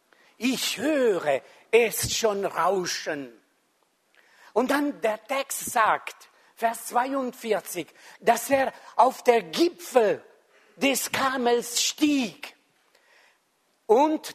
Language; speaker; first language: German; non-native, fluent; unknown